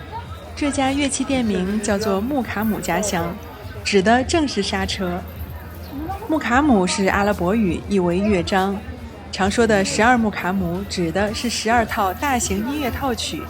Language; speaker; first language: Chinese; native; Chinese